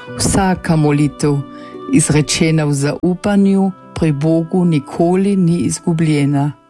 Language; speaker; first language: Slovenian; native; Slovenian